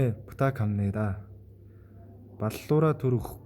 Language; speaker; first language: Korean; non-native, fluent; Mongolian